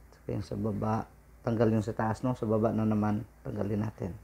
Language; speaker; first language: Filipino; non-native, local second language; Cebuano